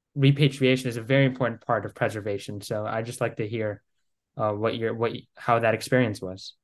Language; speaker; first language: English; non-native, fluent; Greek